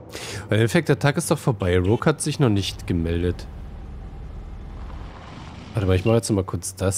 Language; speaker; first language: German; native; German